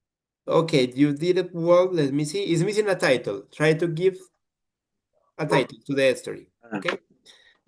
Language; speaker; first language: English; non-native, fluent; Spanish